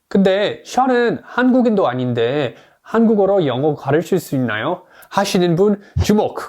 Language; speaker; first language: Korean; non-native, fluent; English